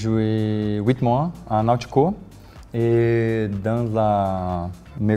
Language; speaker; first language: French; non-native, learner; Portuguese